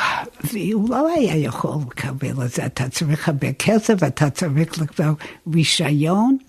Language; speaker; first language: Hebrew; non-native, fluent; English